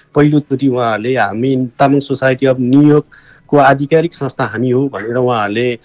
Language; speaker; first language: Nepali; non-native, local second language; Eastern Tamang